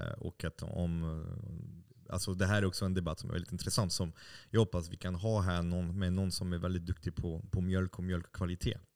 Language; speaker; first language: Swedish; non-native, fluent; French